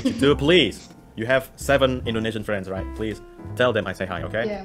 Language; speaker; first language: English; non-native, fluent; Indonesian